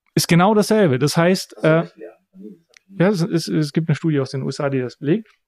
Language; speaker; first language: German; early bilingual, other home language; Bulgarian